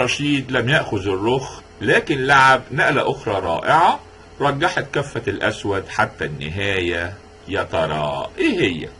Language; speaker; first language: Arabic; native; Arabic